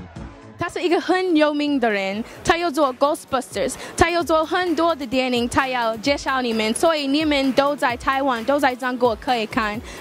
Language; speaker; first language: Chinese; non-native, learner; English